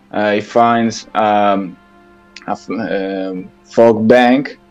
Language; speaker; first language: English; non-native, learner; Italian